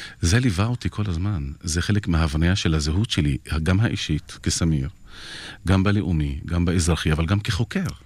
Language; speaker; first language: Hebrew; non-native, local second language; Arabic